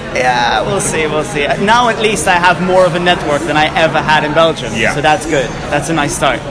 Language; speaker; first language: English; non-native, fluent; Dutch